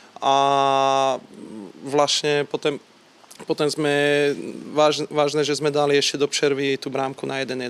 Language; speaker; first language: Polish; non-native, learner; Slovak